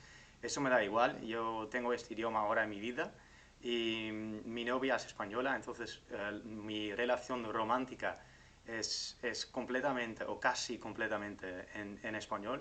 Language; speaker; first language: Spanish; non-native, fluent; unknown